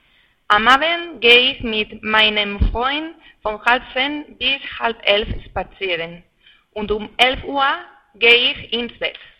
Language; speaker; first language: German; non-native, learner; Spanish